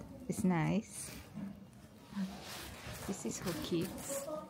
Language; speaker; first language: English; non-native, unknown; Japanese